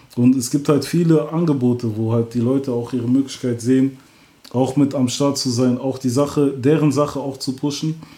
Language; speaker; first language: German; early bilingual, other home language; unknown